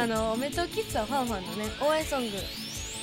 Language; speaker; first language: Japanese; native; Japanese